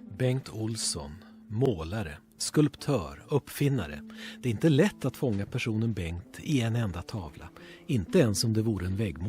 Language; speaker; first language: Swedish; native; Swedish